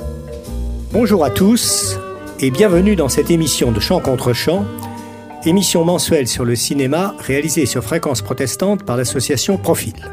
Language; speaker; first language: French; native; French